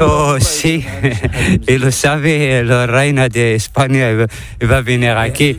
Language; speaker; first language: Spanish; non-native, learner; Arabic